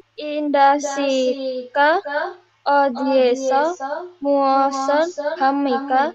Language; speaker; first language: Korean; non-native, learner; Indonesian